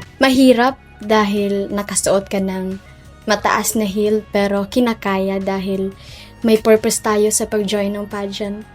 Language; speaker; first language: Filipino; non-native, local second language; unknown